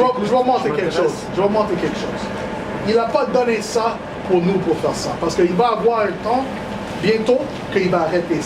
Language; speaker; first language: French; non-native, learner; English